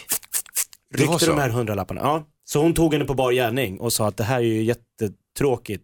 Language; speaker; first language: Swedish; native; Swedish